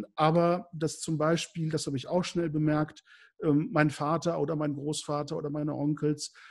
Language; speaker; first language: German; native; German